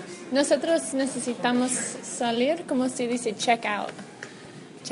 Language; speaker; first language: Spanish; non-native, learner; English